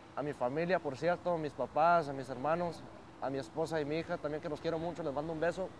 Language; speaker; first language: Spanish; early bilingual, heritage; Spanish